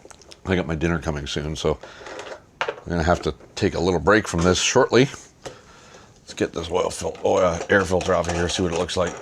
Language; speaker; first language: English; native; English